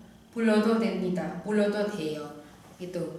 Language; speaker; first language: Korean; non-native, fluent; Indonesian